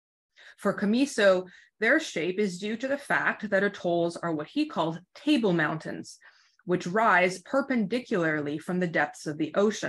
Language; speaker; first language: English; native; English